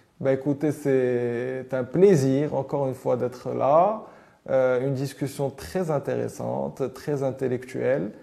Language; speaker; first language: French; non-native, local second language; Arabic